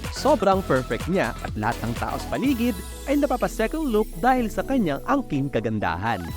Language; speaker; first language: Filipino; native; Filipino